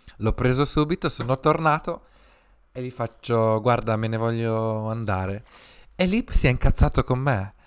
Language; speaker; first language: Italian; early bilingual, other home language; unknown